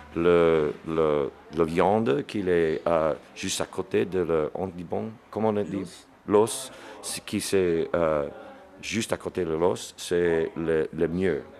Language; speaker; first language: French; non-native, learner; English